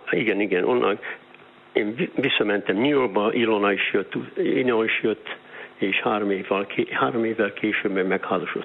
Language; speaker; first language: Hungarian; early bilingual, heritage; Hungarian